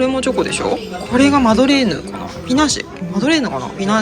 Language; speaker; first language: Japanese; native; Japanese